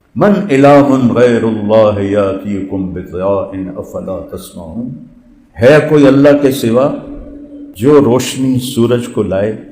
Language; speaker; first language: Urdu; non-native, local second language; Punjabi